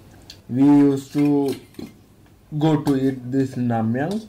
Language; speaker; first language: English; non-native, local second language; Hindi